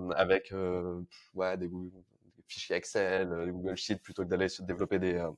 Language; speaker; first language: French; native; French